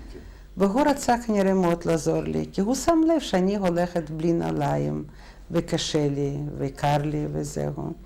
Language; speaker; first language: Hebrew; non-native, fluent; Russian